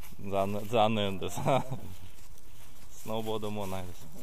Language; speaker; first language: Japanese; non-native, learner; Russian